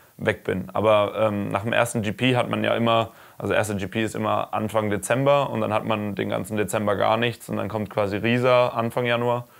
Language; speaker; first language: German; native; German